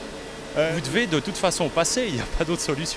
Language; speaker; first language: French; native; French